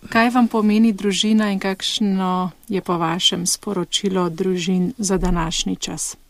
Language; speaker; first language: Slovenian; native; Slovenian